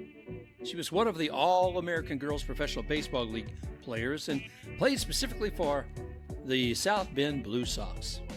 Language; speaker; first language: English; native; English